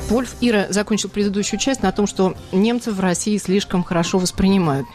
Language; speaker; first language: Russian; native; Russian